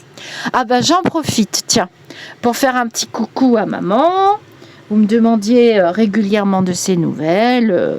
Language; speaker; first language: French; native; French